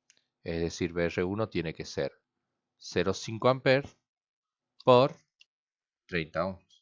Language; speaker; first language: Spanish; native; Spanish